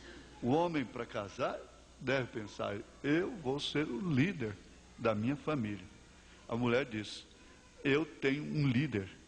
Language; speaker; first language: Portuguese; native; Portuguese